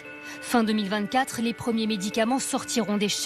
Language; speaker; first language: French; native; French